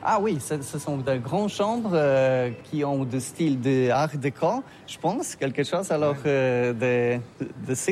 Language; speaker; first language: French; non-native, learner; Polish